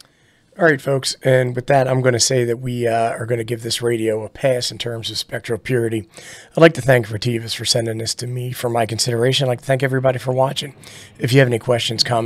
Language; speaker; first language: English; native; English